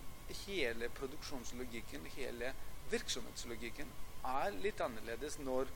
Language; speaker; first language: Norwegian; non-native, fluent; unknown